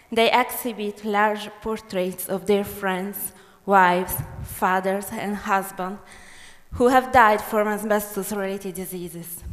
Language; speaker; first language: English; non-native, fluent; Italian